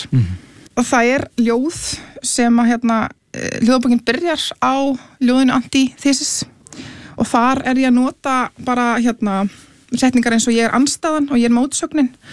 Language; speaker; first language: Icelandic; early bilingual, other home language; Serbian